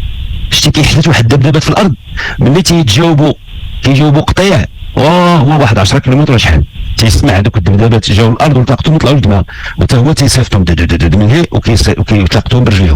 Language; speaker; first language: Arabic; native; Arabic